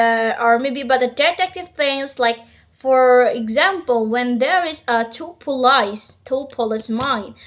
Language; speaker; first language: English; non-native, learner; Indonesian